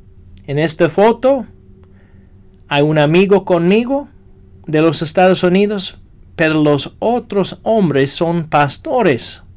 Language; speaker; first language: Spanish; non-native, fluent; English